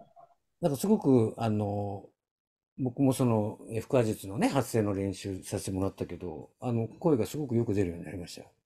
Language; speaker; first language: Japanese; native; Japanese